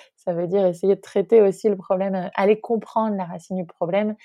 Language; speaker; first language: French; native; French